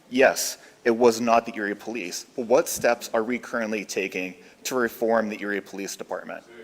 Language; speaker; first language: English; native; English